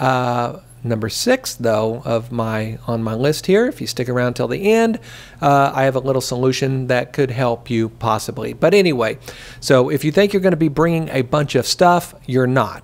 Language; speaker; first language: English; native; English